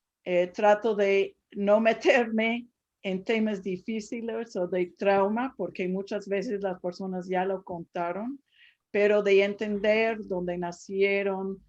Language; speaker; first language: Spanish; non-native, fluent; English